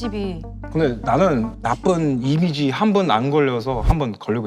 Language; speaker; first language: Korean; early bilingual, heritage; English